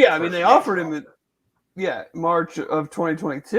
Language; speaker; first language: English; native; English